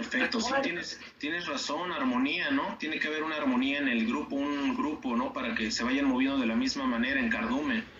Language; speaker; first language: Spanish; native; Spanish